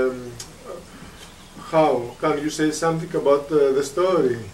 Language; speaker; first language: English; non-native, learner; Greek